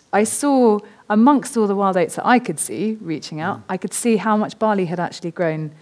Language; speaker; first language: English; native; English